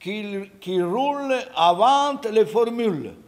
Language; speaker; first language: French; non-native, learner; Italian